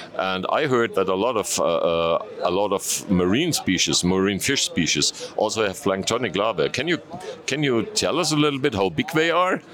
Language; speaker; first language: English; non-native, fluent; German